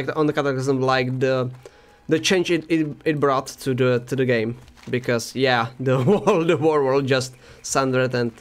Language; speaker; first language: English; non-native, fluent; Czech